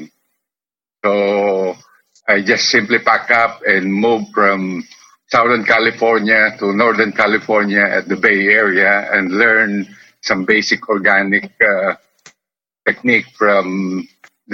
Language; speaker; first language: English; non-native, local second language; Filipino